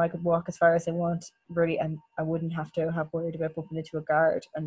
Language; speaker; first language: English; native; English